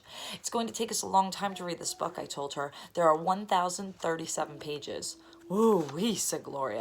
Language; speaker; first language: English; native; English